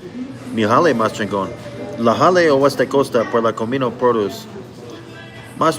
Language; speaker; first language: Spanish; non-native, learner; English